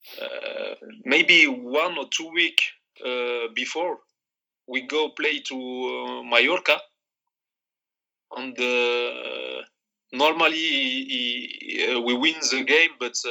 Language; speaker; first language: English; non-native, learner; Arabic